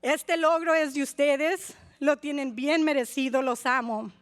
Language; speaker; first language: Spanish; early bilingual, heritage; Spanish